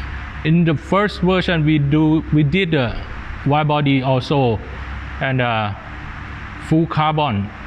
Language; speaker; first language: English; non-native, learner; Thai